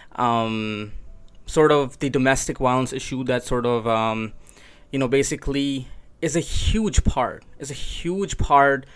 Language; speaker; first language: English; non-native, local second language; Urdu